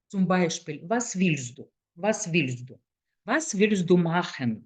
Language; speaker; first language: German; non-native, fluent; Lithuanian